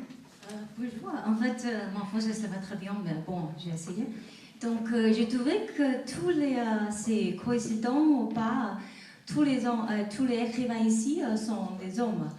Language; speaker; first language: French; non-native, learner; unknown